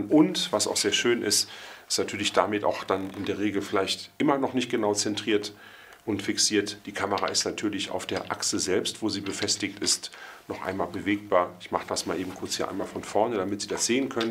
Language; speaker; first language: German; native; German